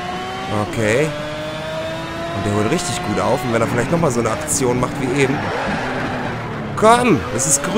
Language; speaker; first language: German; native; German